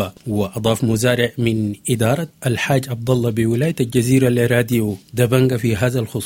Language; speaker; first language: Arabic; native; Arabic